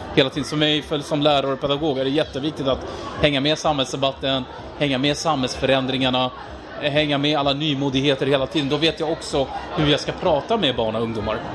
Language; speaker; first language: Swedish; non-native, fluent; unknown